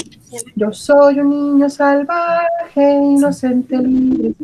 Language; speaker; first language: Spanish; native; Spanish